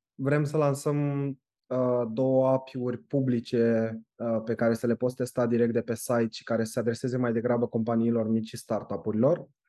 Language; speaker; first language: Romanian; native; Romanian